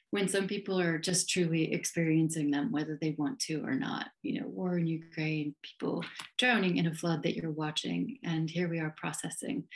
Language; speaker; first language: English; native; English